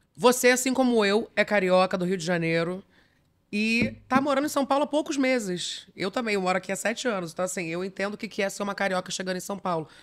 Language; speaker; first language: Portuguese; native; Portuguese